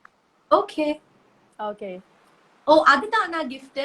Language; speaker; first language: Tamil; non-native, learner; Malayalam